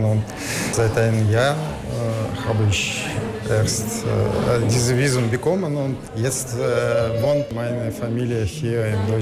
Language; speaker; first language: German; non-native, learner; Russian